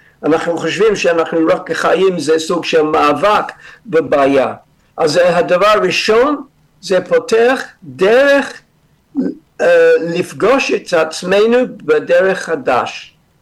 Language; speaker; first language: Hebrew; non-native, fluent; English